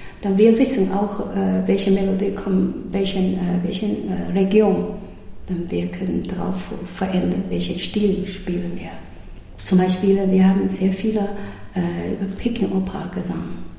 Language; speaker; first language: German; non-native, learner; Chinese